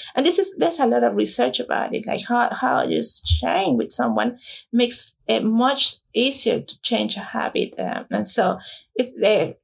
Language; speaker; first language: English; non-native, fluent; Spanish